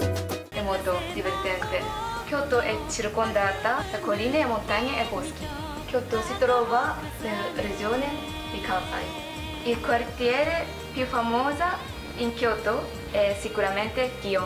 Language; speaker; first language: Italian; non-native, learner; Japanese